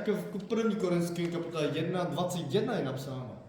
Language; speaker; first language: Czech; non-native, fluent; Korean